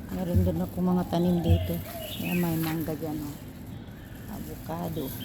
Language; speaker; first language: Filipino; non-native, local second language; Iloko